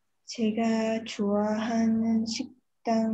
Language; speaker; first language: Korean; non-native, learner; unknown